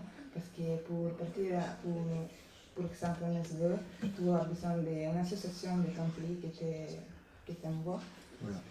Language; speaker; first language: French; non-native, learner; Italian